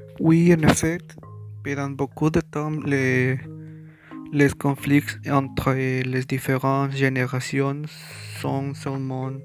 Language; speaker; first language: French; non-native, learner; Spanish